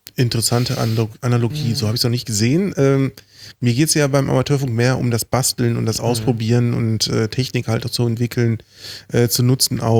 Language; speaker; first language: German; native; German